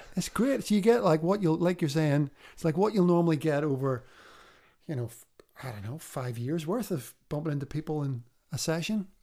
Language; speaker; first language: English; native; English